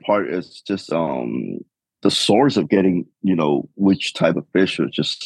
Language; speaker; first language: English; non-native, local second language; Cantonese